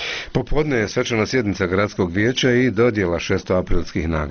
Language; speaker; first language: Croatian; native; Croatian